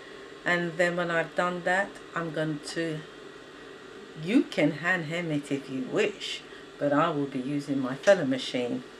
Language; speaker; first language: English; native; English